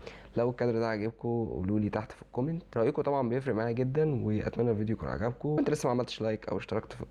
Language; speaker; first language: Arabic; native; Arabic